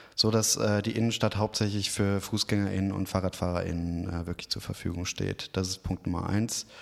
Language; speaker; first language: German; native; German